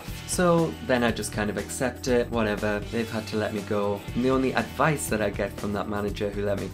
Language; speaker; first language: English; native; English